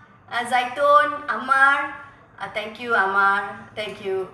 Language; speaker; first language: English; non-native, local second language; Tamil